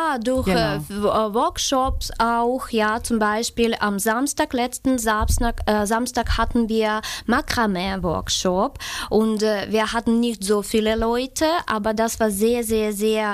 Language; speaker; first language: German; non-native, learner; Ukrainian